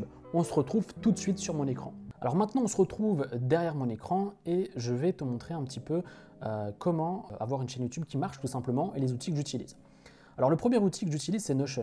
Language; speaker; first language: French; native; French